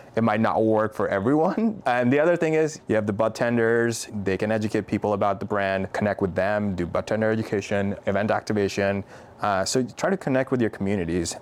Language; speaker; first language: English; non-native, local second language; Urdu